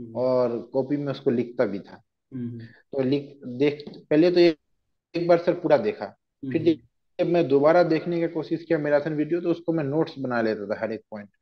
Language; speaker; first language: Hindi; native; Hindi